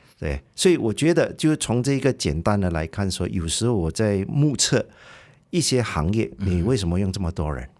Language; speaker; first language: Chinese; native; Chinese